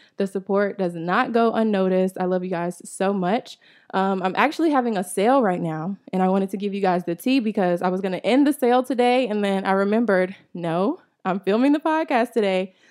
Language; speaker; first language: English; native; English